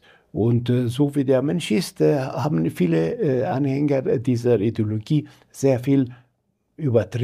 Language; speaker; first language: German; non-native, fluent; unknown